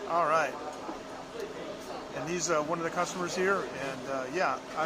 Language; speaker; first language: English; native; English